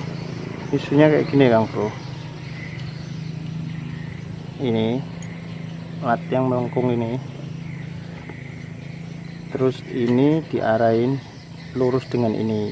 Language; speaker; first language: Indonesian; native; Indonesian